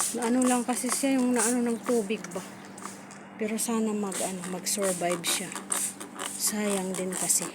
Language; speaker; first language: Filipino; non-native, local second language; Iloko